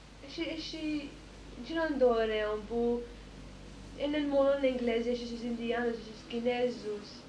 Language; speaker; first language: Greek; early bilingual, heritage; Greek